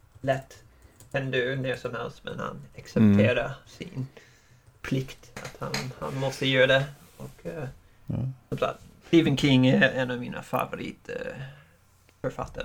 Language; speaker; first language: Swedish; non-native, learner; English